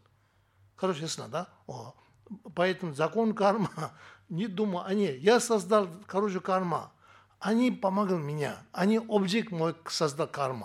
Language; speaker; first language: Russian; non-native, learner; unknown